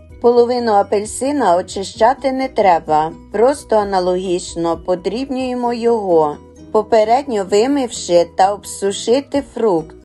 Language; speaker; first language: Ukrainian; native; Ukrainian